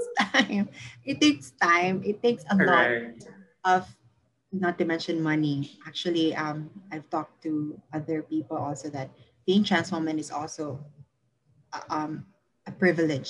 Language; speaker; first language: English; non-native, local second language; Cebuano